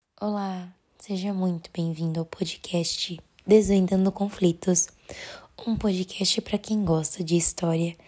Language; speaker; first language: Portuguese; native; Portuguese